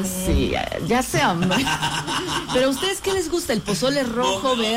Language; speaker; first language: Spanish; native; Spanish